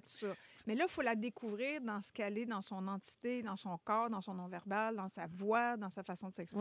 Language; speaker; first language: French; native; French